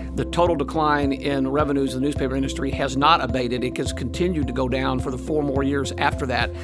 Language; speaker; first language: English; native; English